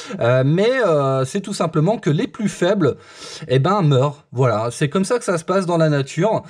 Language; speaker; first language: French; native; French